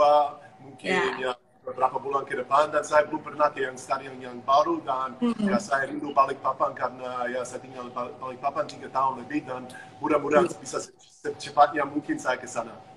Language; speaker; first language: Indonesian; non-native, fluent; English